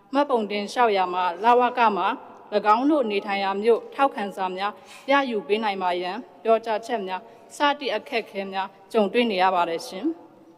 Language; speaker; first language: Burmese; non-native, local second language; Shan